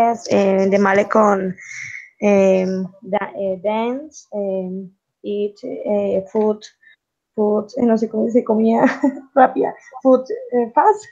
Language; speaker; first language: English; non-native, learner; Spanish